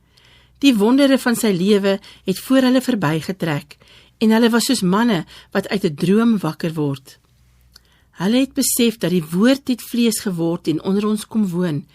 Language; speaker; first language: Afrikaans; native; Afrikaans